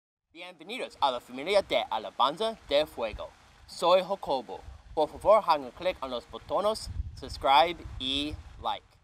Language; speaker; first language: Spanish; non-native, learner; English